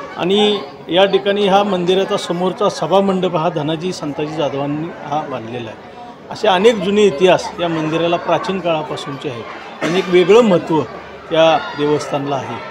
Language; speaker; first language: Marathi; native; Marathi